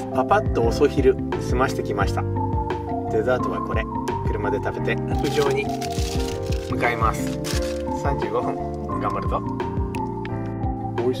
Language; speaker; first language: Japanese; native; Japanese